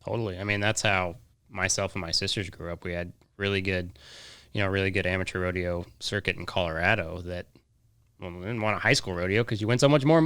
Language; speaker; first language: English; native; English